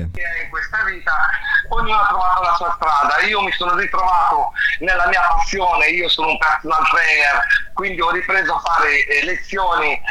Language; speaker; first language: Italian; non-native, fluent; Arabic